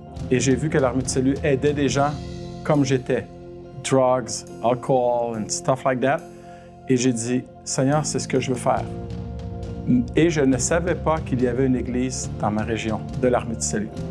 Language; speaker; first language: French; native; French